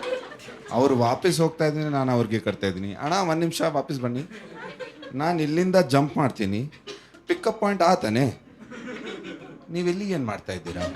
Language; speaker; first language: Kannada; non-native, learner; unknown